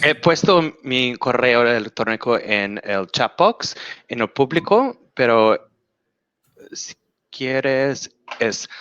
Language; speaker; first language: Spanish; non-native, learner; English